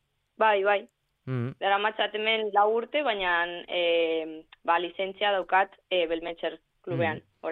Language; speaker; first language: Basque; non-native, local second language; Spanish